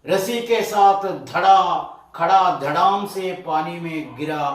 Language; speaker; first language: Hindi; non-native, local second language; Malayalam